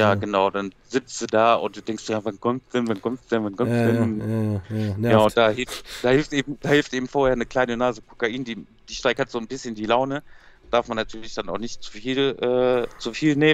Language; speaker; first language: German; native; German